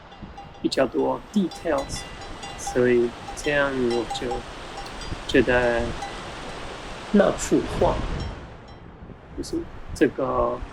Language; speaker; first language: Chinese; non-native, fluent; German